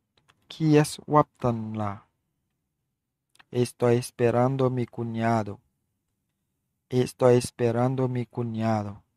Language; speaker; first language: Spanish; non-native, learner; Haitian Creole